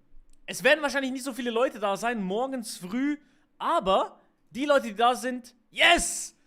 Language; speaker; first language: German; native; German